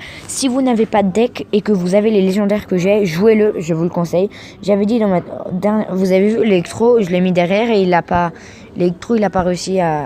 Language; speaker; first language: French; native; French